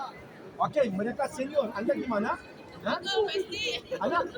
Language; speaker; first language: Indonesian; non-native, learner; Turkish